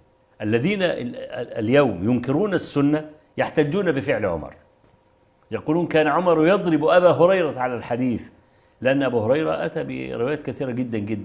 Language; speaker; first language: Arabic; native; Arabic